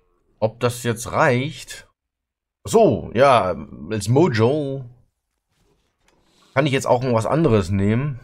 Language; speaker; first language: German; native; German